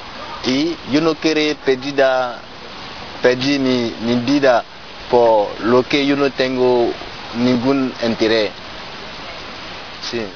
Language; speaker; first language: Spanish; non-native, learner; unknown